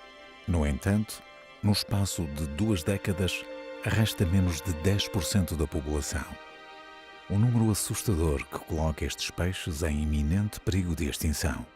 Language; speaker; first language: Portuguese; native; Portuguese